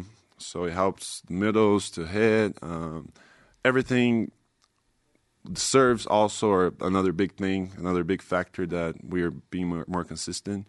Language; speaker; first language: English; non-native, fluent; Portuguese